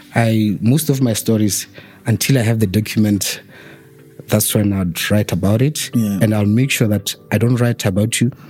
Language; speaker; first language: English; non-native, local second language; Tswana